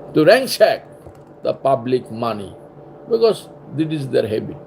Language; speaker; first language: English; non-native, local second language; Bangla